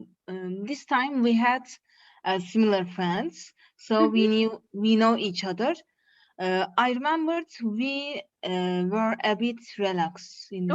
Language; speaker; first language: English; non-native, learner; Turkish